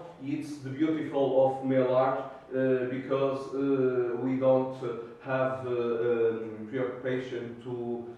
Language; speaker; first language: English; non-native, learner; Portuguese